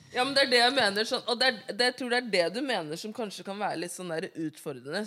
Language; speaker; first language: Norwegian; early bilingual, other home language; Wolof